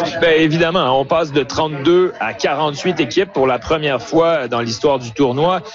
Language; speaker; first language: French; native; French